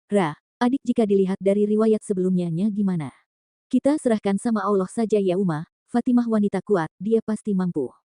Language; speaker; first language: Indonesian; native; Indonesian